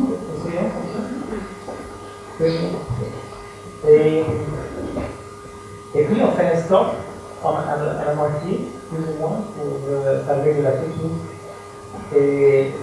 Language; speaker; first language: French; non-native, fluent; German